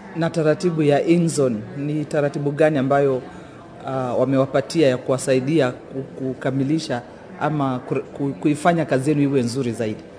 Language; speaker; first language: Swahili; native; Swahili